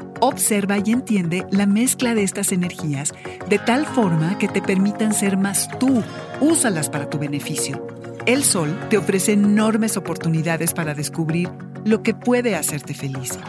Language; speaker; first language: Spanish; native; Spanish